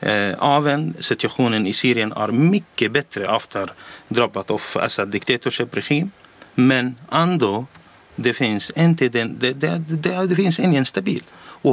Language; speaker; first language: Swedish; non-native, learner; Arabic